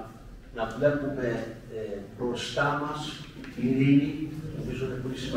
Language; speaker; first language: Greek; early bilingual, heritage; Greek